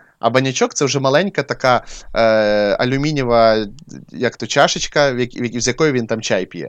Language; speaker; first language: Ukrainian; non-native, local second language; Russian